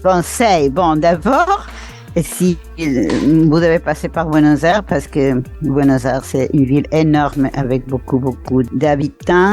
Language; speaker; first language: French; non-native, fluent; Spanish